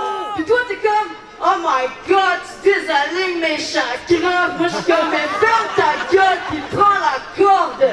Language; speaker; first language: French; native; French